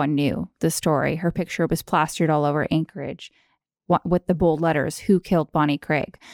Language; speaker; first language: English; native; English